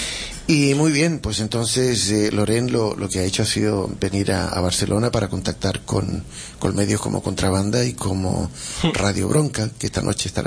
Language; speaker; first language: Spanish; native; Spanish